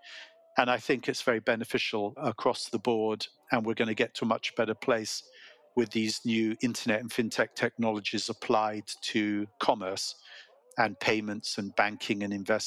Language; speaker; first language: English; native; English